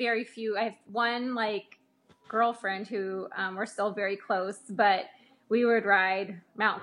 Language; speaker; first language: English; native; English